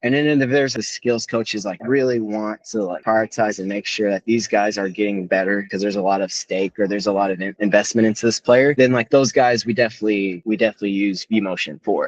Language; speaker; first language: English; native; English